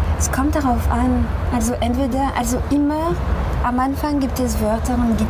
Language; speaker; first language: German; non-native, fluent; French